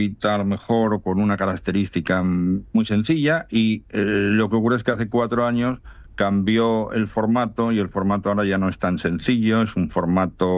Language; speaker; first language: Spanish; native; Spanish